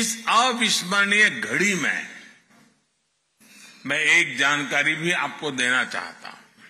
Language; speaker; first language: Hindi; non-native, local second language; Gujarati